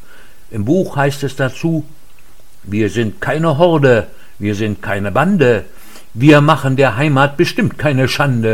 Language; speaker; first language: German; native; German